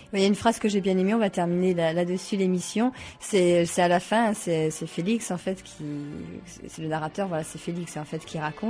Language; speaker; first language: French; native; French